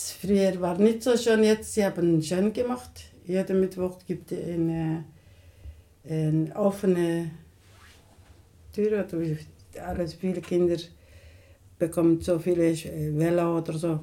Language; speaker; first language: German; non-native, learner; Somali